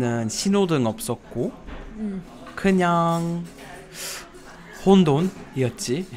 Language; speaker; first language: Korean; non-native, fluent; English